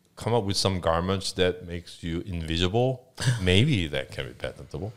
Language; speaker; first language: English; non-native, fluent; Korean